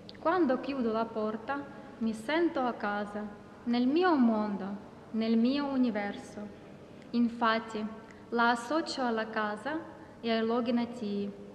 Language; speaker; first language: Italian; non-native, fluent; Ukrainian